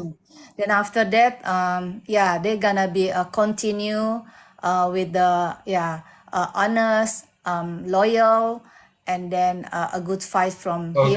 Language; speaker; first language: English; non-native, learner; Indonesian